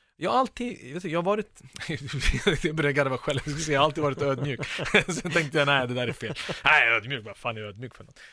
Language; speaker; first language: Swedish; early bilingual, other home language; Bosnian